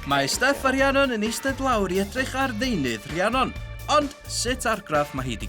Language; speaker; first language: Welsh; native; Welsh